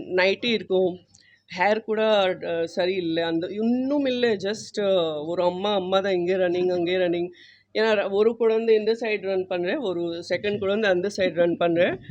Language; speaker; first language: Tamil; non-native, learner; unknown